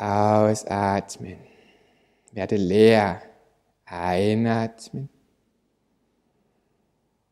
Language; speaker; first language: German; native; German